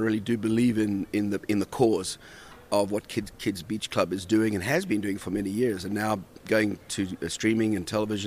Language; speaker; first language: English; native; English